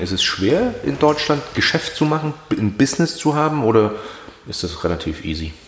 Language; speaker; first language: German; native; German